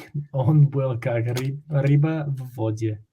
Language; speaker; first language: Russian; non-native, learner; English